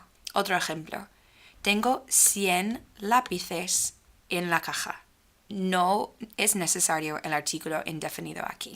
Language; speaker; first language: Spanish; non-native, fluent; English